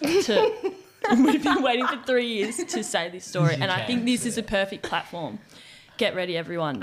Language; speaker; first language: English; native; English